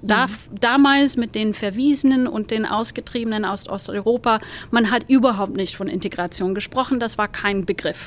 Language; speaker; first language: German; non-native, fluent; English